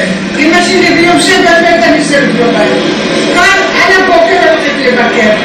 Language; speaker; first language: Hebrew; non-native, fluent; Arabic